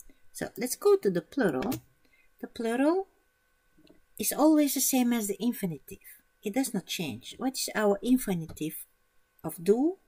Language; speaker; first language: English; non-native, fluent; Dutch